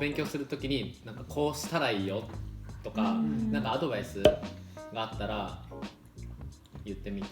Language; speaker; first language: Japanese; native; Japanese